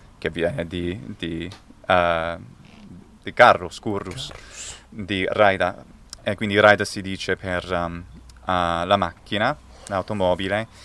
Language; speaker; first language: Italian; non-native, fluent; English